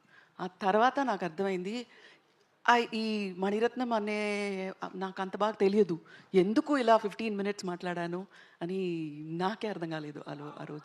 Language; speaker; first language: Telugu; non-native, local second language; Tamil